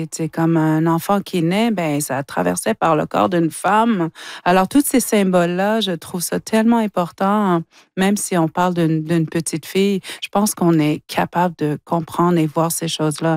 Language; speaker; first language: French; non-native, local second language; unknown